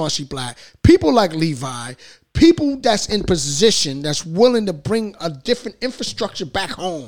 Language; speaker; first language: English; native; English